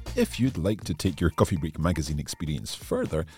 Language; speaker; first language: English; native; English